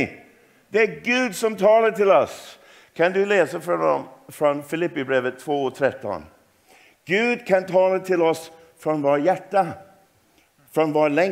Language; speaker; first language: Swedish; non-native, fluent; English